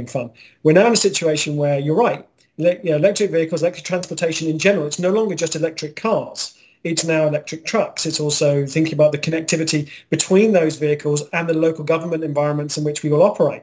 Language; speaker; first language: English; native; English